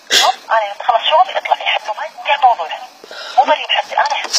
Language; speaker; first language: Arabic; native; Arabic